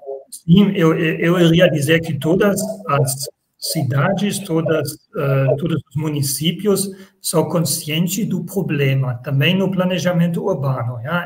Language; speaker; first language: Portuguese; non-native, fluent; German